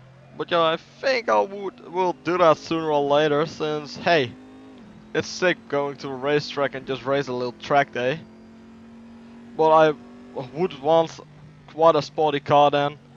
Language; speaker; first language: English; non-native, fluent; Dutch